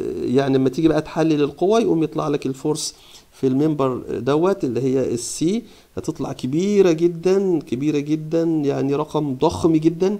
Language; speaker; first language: Arabic; native; Arabic